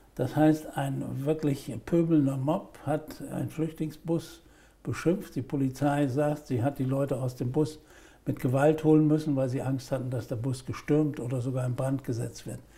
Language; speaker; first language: German; native; German